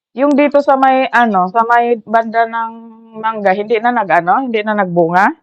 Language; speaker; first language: Filipino; non-native, local second language; Cebuano